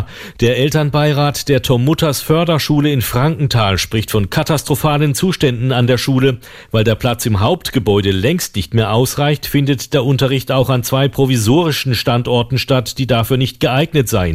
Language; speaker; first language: German; native; German